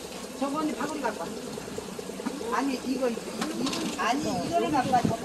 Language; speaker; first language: Korean; native; Korean